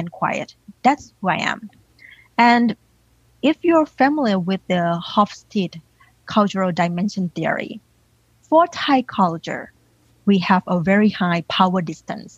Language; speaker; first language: English; non-native, fluent; Thai